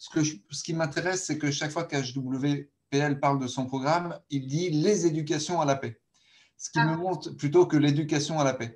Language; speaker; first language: French; native; French